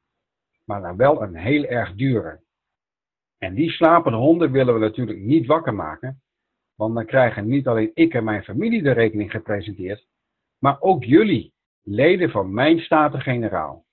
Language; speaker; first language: Dutch; native; Dutch